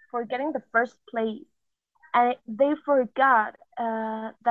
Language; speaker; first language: English; non-native, fluent; Spanish